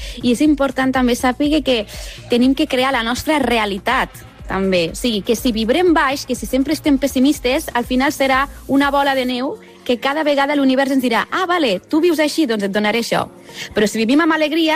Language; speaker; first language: Catalan; native; Catalan